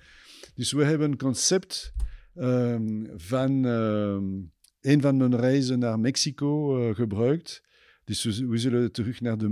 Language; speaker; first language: Dutch; non-native, fluent; French